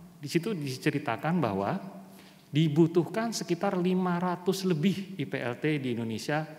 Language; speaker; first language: Indonesian; native; Indonesian